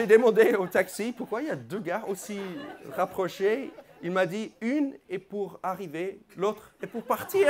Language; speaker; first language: French; non-native, fluent; English